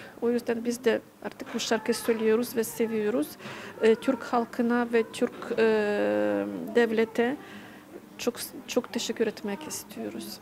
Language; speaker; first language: Turkish; non-native, fluent; Ukrainian